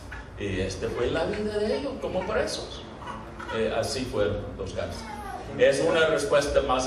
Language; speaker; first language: Spanish; non-native, fluent; English